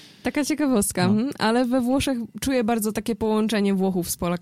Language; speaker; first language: Polish; native; Polish